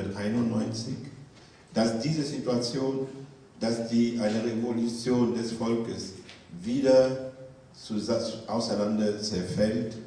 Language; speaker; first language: German; non-native, fluent; French